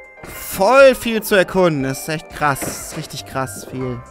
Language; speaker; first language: German; native; German